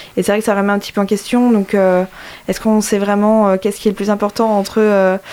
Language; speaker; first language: French; native; French